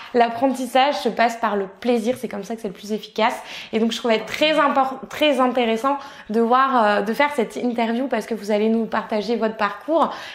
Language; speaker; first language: French; native; French